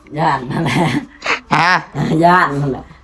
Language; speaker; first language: Thai; non-native, local second language; Lao